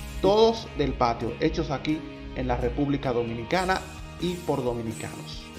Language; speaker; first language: Spanish; native; Spanish